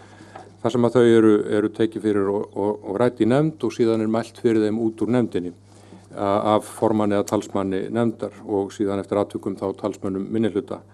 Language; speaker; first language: Icelandic; native; Icelandic